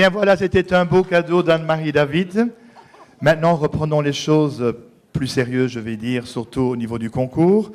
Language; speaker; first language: French; native; French